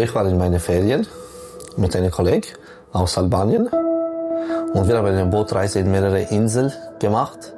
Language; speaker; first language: German; non-native, local second language; French